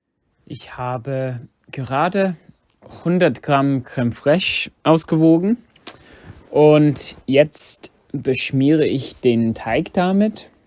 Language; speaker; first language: German; non-native, fluent; English